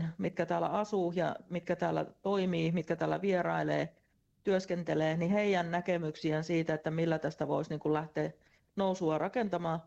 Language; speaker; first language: Finnish; native; Finnish